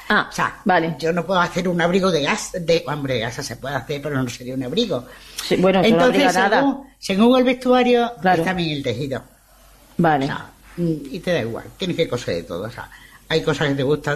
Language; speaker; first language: Spanish; native; Spanish